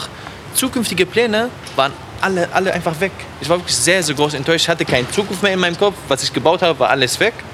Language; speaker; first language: German; non-native, fluent; Arabic